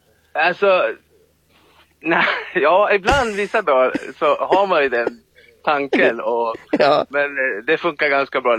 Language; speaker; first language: Swedish; native; Swedish